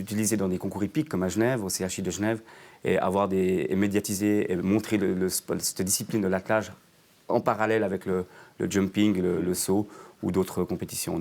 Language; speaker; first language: French; native; French